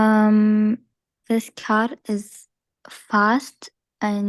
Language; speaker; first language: English; non-native, learner; Arabic